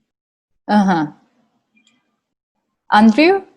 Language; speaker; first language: English; non-native, fluent; Japanese